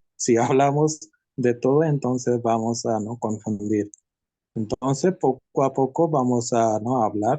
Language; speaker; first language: Spanish; non-native, learner; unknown